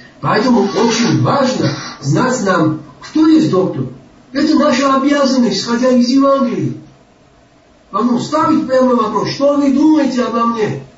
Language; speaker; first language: Russian; non-native, local second language; Georgian